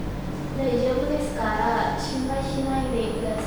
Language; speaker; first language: Japanese; non-native, learner; Indonesian